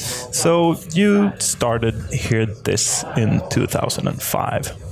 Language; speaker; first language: English; non-native, fluent; Swedish